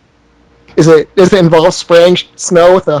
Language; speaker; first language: English; native; English